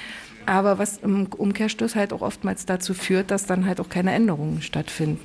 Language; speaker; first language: German; native; German